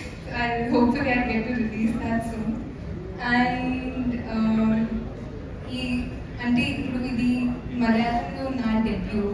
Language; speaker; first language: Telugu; non-native, fluent; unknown